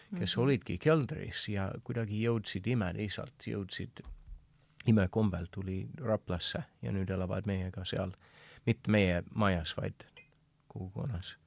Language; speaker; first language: Estonian; non-native, fluent; English